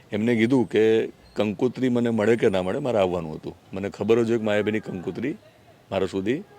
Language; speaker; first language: Gujarati; native; Gujarati